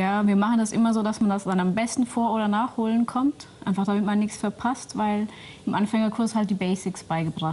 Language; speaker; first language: German; native; German